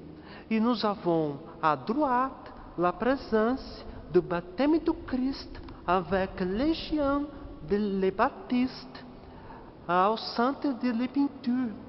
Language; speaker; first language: French; non-native, learner; Portuguese